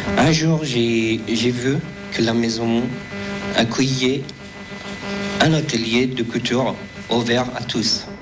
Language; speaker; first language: French; non-native, learner; Persian